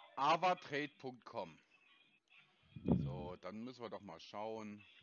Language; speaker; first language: German; native; German